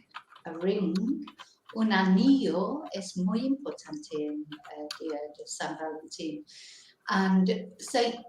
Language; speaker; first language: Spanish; non-native, fluent; English